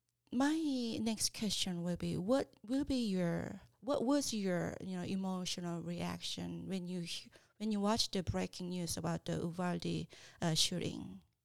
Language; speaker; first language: English; non-native, fluent; Korean